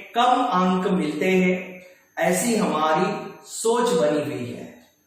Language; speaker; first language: Hindi; non-native, local second language; Marathi